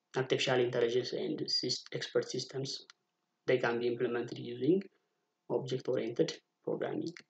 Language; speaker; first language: English; non-native, local second language; Amharic